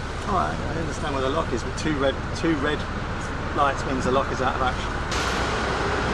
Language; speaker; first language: English; native; English